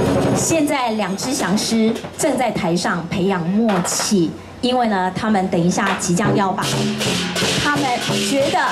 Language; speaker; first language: Chinese; native; Chinese